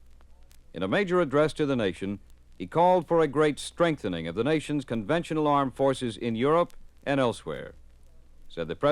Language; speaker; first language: English; native; English